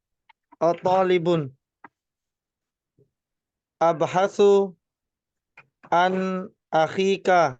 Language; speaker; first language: Arabic; non-native, learner; Indonesian